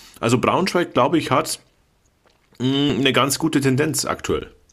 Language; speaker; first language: German; native; German